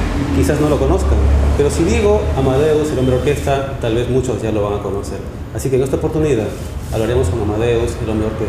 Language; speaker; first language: Spanish; native; Spanish